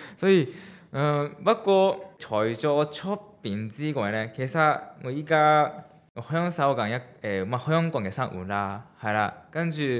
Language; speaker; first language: Cantonese; non-native, fluent; Japanese